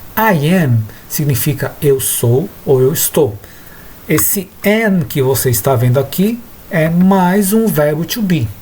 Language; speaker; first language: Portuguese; native; Portuguese